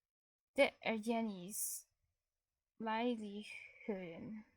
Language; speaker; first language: Swedish; non-native, learner; English